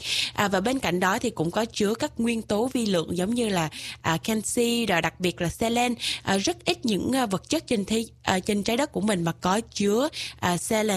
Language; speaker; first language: Vietnamese; native; Vietnamese